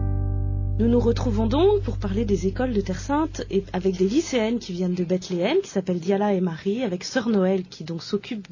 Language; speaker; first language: French; native; French